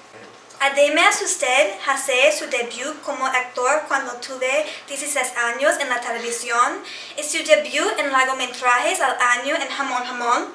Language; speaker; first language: Spanish; non-native, learner; English